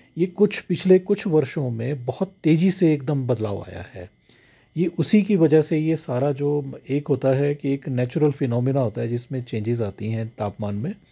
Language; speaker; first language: Hindi; native; Hindi